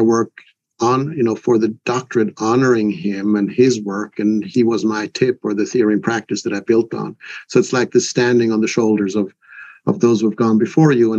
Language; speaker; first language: English; non-native, fluent; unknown